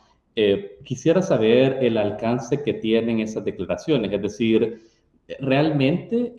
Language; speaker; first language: Spanish; native; Spanish